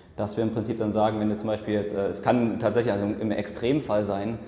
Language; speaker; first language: German; native; German